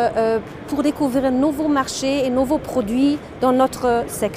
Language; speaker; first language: French; non-native, fluent; German